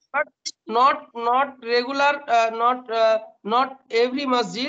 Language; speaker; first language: English; non-native, learner; Bangla